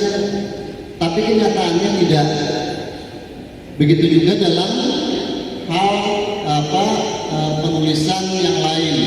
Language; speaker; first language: Indonesian; non-native, local second language; Banjar